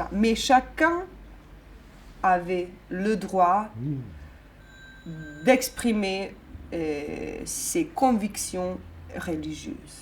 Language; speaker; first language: French; non-native, fluent; Bosnian